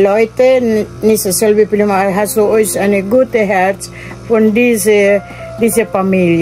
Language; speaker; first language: German; non-native, learner; Filipino